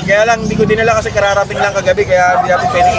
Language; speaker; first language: Filipino; native; Filipino